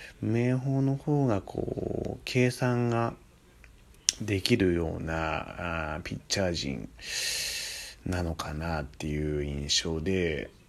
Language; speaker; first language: Japanese; native; Japanese